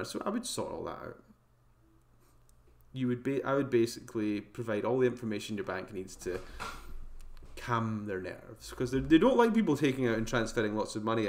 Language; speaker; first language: English; native; English